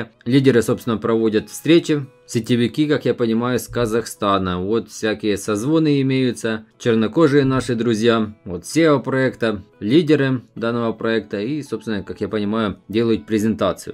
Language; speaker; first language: Russian; native; Russian